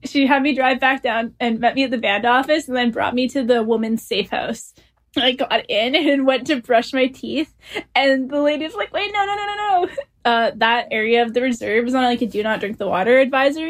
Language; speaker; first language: English; native; English